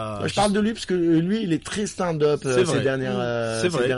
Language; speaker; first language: French; non-native, local second language; Arabic